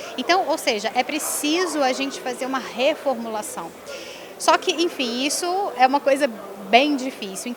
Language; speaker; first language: Portuguese; native; Portuguese